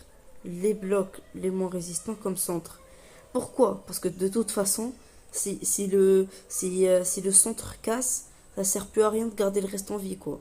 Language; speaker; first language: French; native; French